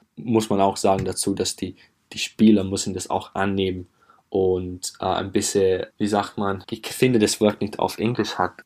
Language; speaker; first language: German; non-native, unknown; English